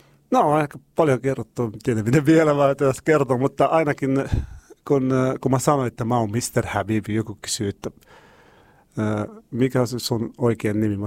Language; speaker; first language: Finnish; non-native, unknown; Arabic